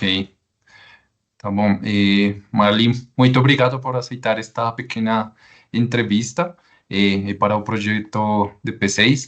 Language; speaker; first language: Portuguese; non-native, fluent; Spanish